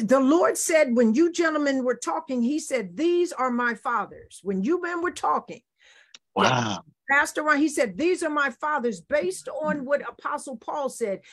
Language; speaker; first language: English; native; English